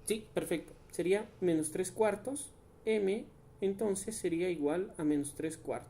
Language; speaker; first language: Spanish; native; Spanish